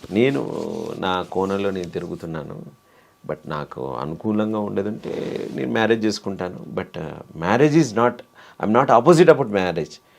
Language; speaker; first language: Telugu; native; Telugu